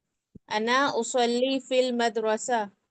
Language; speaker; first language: Arabic; non-native, learner; Urdu